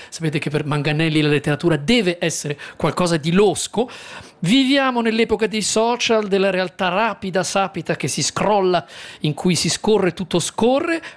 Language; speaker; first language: Italian; native; Italian